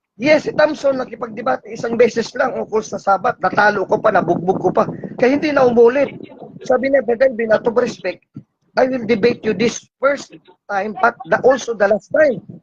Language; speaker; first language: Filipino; non-native, local second language; Cebuano